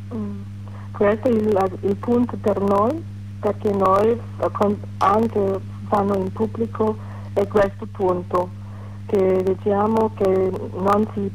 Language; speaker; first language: Italian; non-native, fluent; German